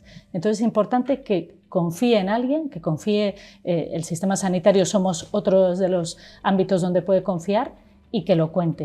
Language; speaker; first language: Spanish; native; Spanish